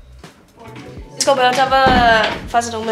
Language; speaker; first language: Portuguese; non-native, fluent; English